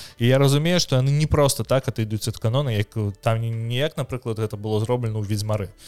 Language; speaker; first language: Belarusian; non-native, local second language; Russian